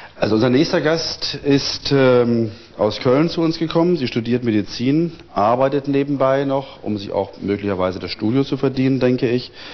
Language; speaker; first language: German; native; German